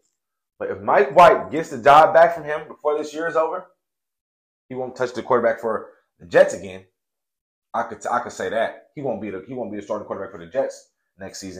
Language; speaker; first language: English; native; English